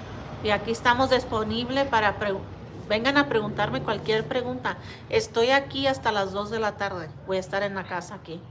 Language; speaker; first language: Spanish; early bilingual, heritage; Spanish